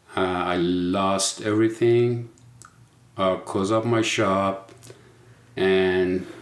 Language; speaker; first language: English; non-native, fluent; Persian